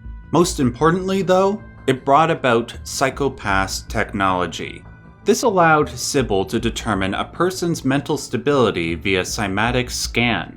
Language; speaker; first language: English; native; English